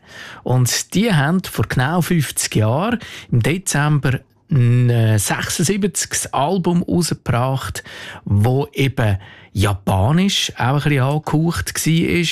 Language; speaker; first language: German; native; German